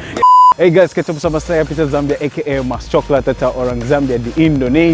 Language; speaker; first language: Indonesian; non-native, fluent; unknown